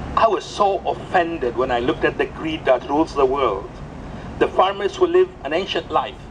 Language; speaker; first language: English; non-native, fluent; Amharic